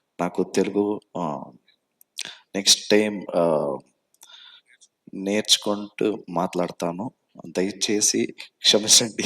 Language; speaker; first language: Telugu; non-native, learner; Kannada